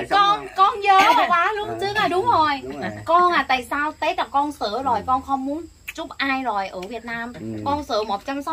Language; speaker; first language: Vietnamese; non-native, learner; Thai